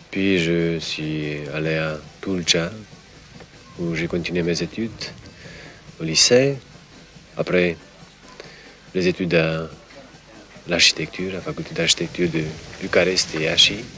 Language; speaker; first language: French; non-native, fluent; Romanian